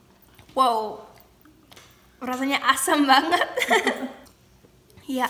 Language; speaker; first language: Indonesian; non-native, fluent; English